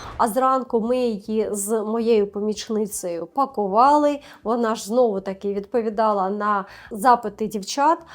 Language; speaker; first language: Ukrainian; native; Ukrainian